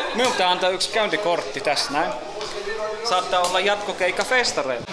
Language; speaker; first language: Finnish; non-native, fluent; German